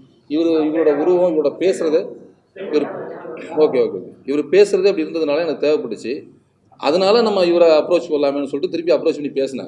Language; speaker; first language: Tamil; native; Tamil